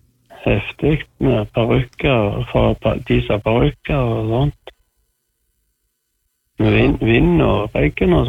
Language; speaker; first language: Norwegian; native; Norwegian